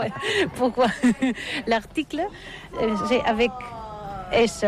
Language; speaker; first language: French; non-native, learner; Catalan